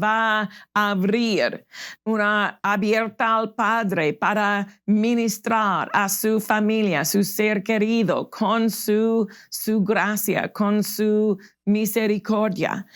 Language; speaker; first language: Spanish; non-native, fluent; English